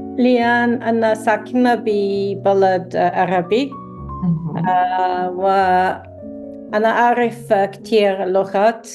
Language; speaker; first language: Arabic; non-native, learner; English